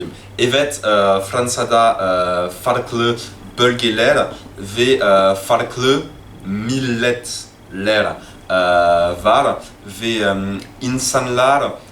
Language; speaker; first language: Turkish; non-native, learner; French